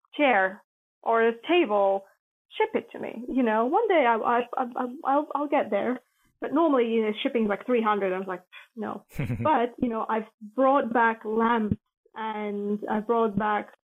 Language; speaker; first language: English; non-native, fluent; Latvian